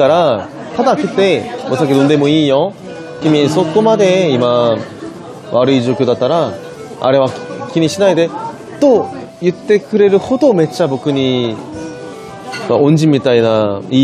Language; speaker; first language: Japanese; non-native, fluent; Korean